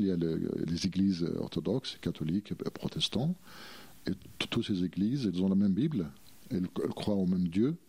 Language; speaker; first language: French; non-native, fluent; Arabic